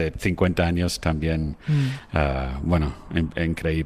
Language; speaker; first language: Spanish; non-native, fluent; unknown